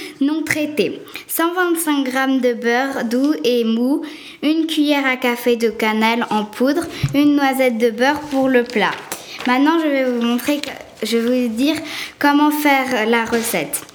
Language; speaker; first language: French; native; French